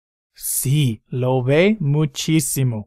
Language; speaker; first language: Spanish; non-native, fluent; English